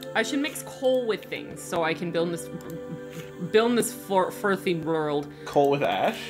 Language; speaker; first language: English; native; English